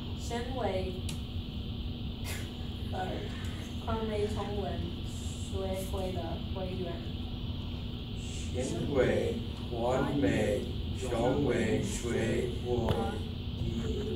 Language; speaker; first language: Chinese; non-native, learner; English